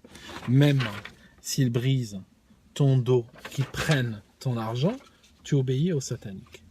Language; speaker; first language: French; native; French